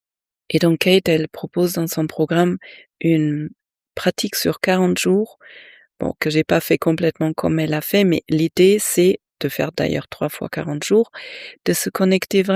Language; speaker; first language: French; native; French